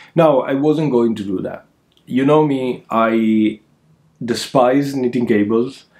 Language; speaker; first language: English; non-native, fluent; Italian